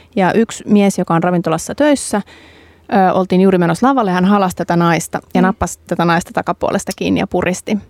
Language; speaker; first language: Finnish; non-native, fluent; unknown